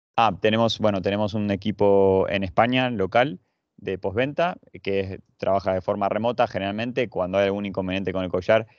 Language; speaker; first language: Spanish; native; Spanish